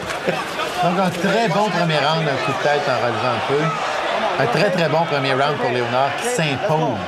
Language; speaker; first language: French; native; French